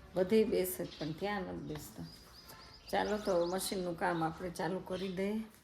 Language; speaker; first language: Gujarati; native; Gujarati